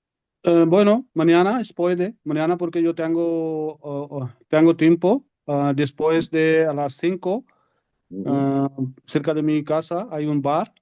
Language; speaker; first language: Spanish; non-native, learner; Urdu